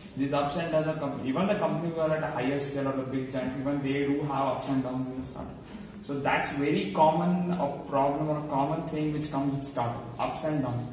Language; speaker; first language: English; non-native, local second language; Kannada